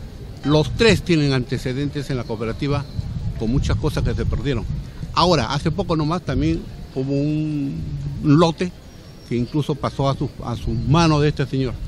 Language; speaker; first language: Spanish; native; Spanish